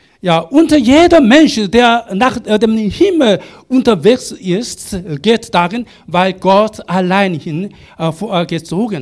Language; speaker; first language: German; non-native, learner; Korean